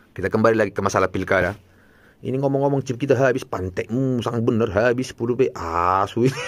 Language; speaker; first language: Indonesian; non-native, local second language; Batak Toba